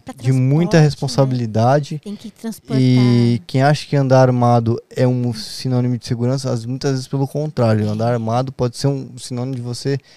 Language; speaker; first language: Portuguese; native; Portuguese